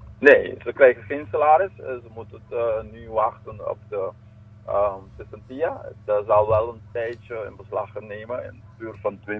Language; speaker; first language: Dutch; non-native, local second language; Papiamento